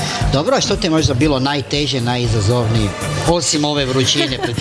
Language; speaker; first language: Croatian; native; Croatian